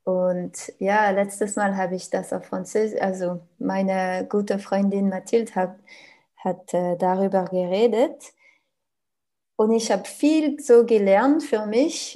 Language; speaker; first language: German; non-native, learner; French